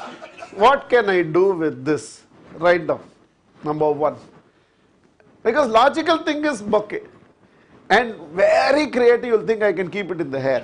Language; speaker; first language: English; non-native, local second language; Tamil